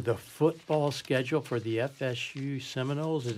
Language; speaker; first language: English; native; English